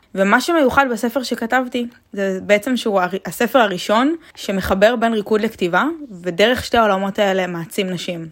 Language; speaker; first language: Hebrew; native; Hebrew